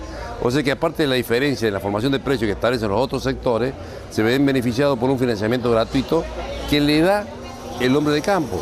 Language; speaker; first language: Spanish; native; Spanish